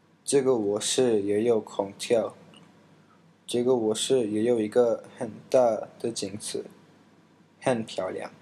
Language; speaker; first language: Chinese; non-native, learner; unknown